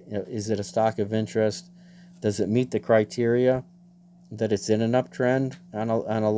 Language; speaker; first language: English; native; English